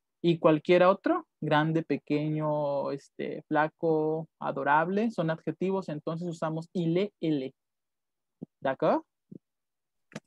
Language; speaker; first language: Spanish; native; Spanish